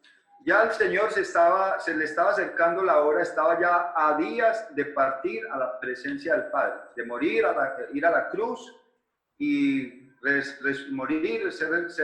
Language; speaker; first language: Spanish; native; Spanish